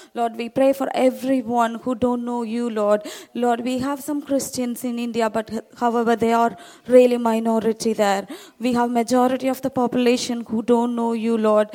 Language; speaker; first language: English; non-native, local second language; Tamil